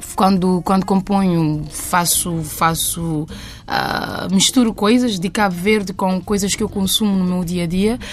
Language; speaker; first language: Portuguese; non-native, local second language; Kabuverdianu